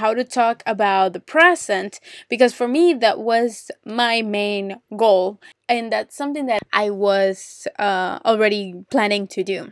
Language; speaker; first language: English; non-native, fluent; Spanish